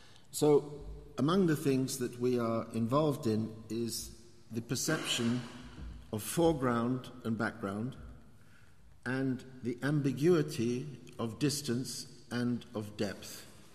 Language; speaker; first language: English; native; English